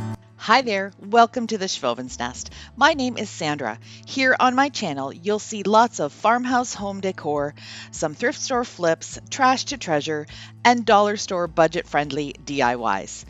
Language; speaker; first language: English; native; English